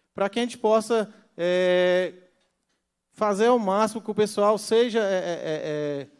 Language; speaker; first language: Portuguese; native; Portuguese